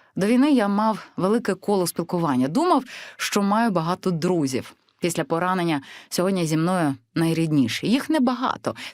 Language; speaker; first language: Ukrainian; native; Ukrainian